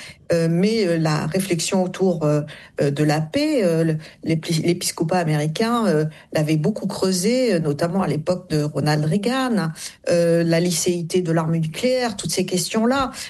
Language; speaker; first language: French; native; French